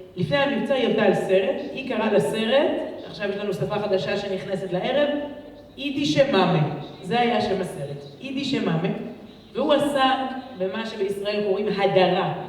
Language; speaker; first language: Hebrew; native; Hebrew